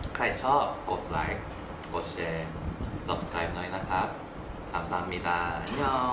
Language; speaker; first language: Thai; non-native, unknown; Korean